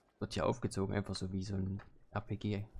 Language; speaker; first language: German; native; German